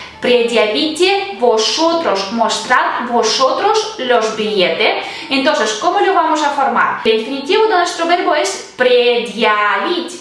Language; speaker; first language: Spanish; non-native, fluent; Russian